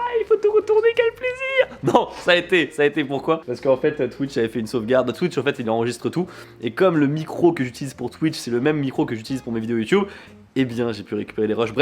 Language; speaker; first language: French; native; French